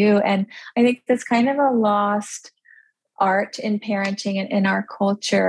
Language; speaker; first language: English; early bilingual, other home language; Pennsylvania German